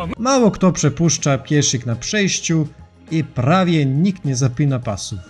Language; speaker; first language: Polish; non-native, fluent; Serbian